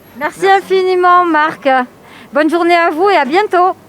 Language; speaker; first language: French; native; French